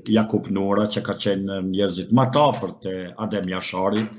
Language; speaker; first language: Albanian; native; Albanian